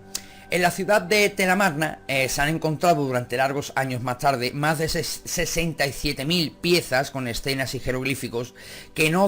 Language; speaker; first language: Spanish; native; Spanish